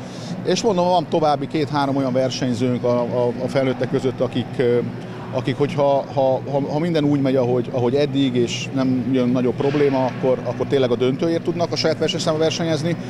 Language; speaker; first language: Hungarian; native; Hungarian